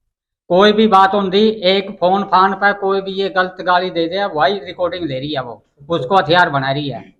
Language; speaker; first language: Hindi; non-native, local second language; Haryanvi